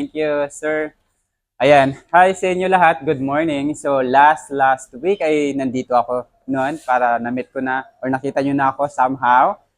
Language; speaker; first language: Filipino; non-native, local second language; Hiligaynon